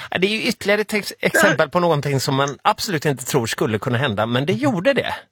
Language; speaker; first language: Swedish; native; Swedish